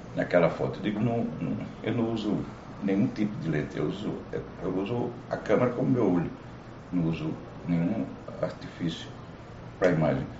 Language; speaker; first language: Portuguese; native; Portuguese